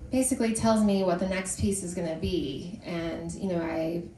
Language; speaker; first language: English; native; English